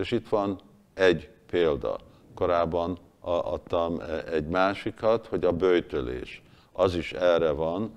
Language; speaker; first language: Hungarian; early bilingual, heritage; Hungarian